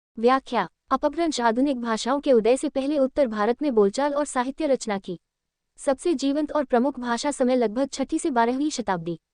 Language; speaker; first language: Hindi; native; Hindi